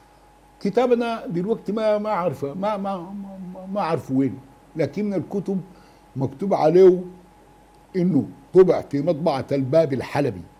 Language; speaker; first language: Arabic; native; Arabic